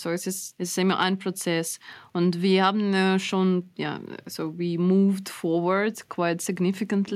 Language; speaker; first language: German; non-native, fluent; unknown